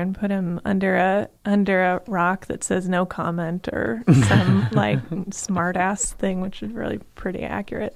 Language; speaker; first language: English; native; English